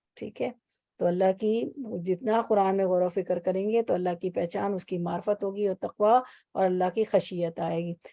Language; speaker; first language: Urdu; native; Urdu